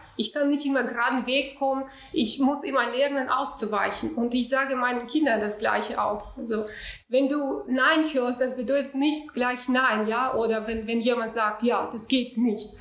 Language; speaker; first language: German; non-native, fluent; Russian